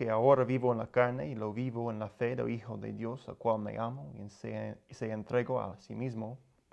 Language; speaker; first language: Spanish; non-native, learner; English